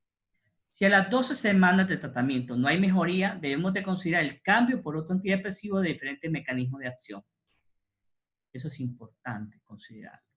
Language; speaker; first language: Spanish; native; Spanish